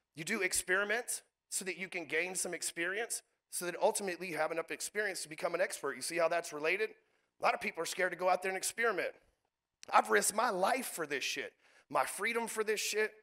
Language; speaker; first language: English; native; English